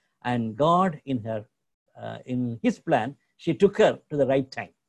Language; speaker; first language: English; non-native, local second language; Tamil